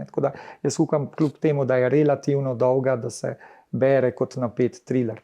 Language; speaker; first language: Slovenian; early bilingual, heritage; Slovenian